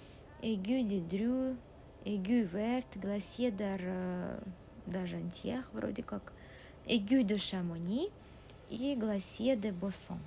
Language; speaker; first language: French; non-native, learner; Russian